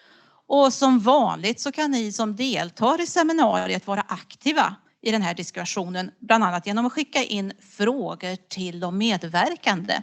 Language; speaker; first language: Swedish; native; Swedish